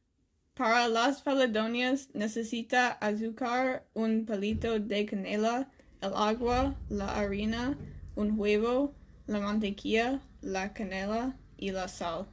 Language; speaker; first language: Spanish; non-native, learner; English